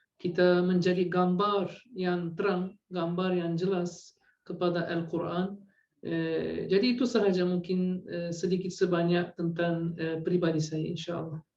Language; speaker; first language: Malay; non-native, fluent; Turkish